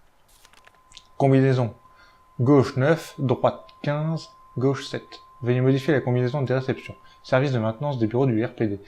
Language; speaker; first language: French; native; French